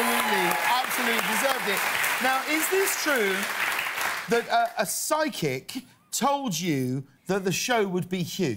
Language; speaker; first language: English; native; English